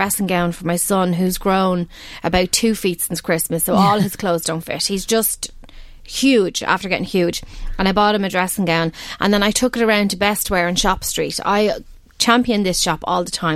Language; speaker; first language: English; native; English